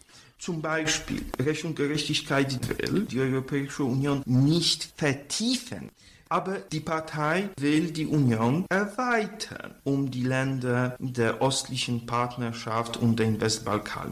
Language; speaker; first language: German; non-native, fluent; Polish